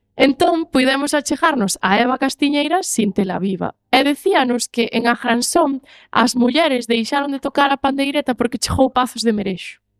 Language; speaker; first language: Galician; native; Galician